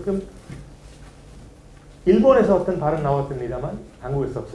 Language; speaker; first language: Korean; non-native, learner; Hindi